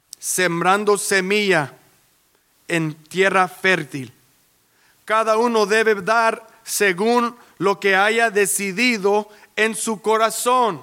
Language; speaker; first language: Spanish; early bilingual, heritage; English